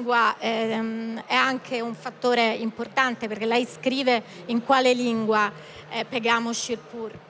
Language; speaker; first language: Italian; native; Italian